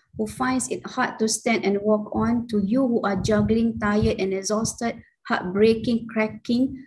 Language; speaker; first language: English; non-native, local second language; Malay